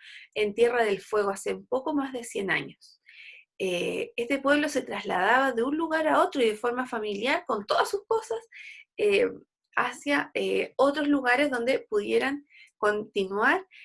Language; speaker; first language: Spanish; native; Spanish